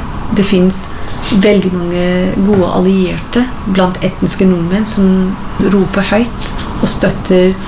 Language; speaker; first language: Norwegian; non-native, fluent; English